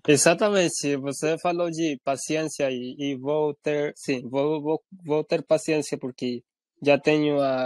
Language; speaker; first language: Portuguese; non-native, fluent; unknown